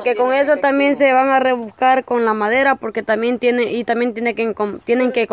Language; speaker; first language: Spanish; native; Spanish